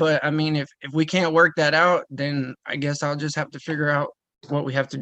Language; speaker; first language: English; native; English